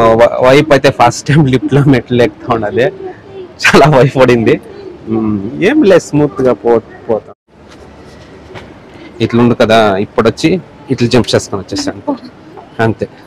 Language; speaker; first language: Telugu; native; Telugu